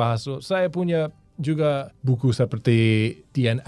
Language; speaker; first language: Indonesian; non-native, learner; English